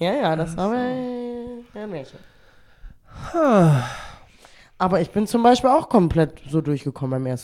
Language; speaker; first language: German; native; German